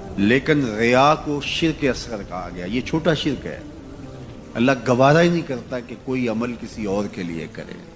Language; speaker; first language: Urdu; non-native, local second language; Punjabi